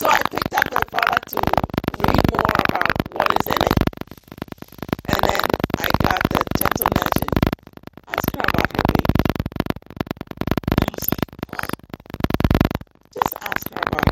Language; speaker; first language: English; non-native, local second language; Ewe